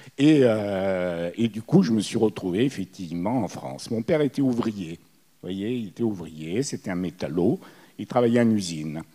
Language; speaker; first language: French; early bilingual, other home language; Italian